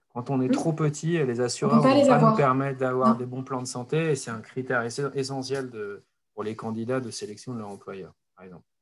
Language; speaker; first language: French; native; French